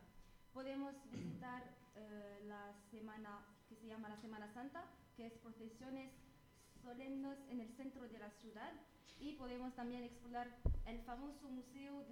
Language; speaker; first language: Spanish; non-native, learner; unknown